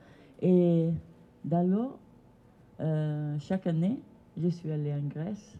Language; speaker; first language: French; non-native, learner; Italian